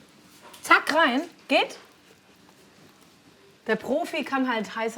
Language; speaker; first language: German; native; German